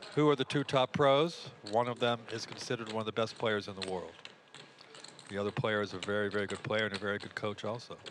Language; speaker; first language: English; native; English